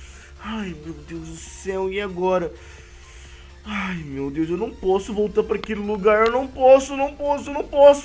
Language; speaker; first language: Portuguese; native; Portuguese